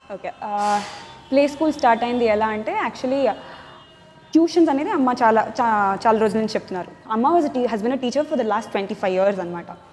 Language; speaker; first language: Telugu; non-native, local second language; Tamil